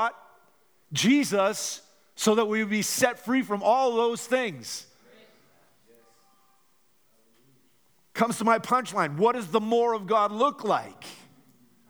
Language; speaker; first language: English; native; English